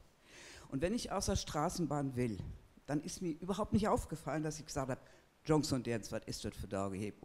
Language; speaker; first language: German; native; German